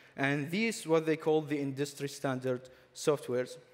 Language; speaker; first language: English; non-native, fluent; Arabic